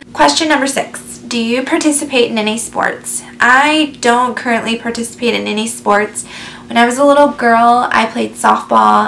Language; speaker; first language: English; native; English